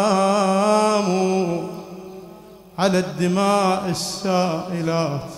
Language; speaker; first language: Arabic; native; Arabic